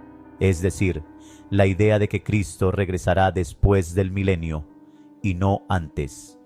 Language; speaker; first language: Spanish; native; Spanish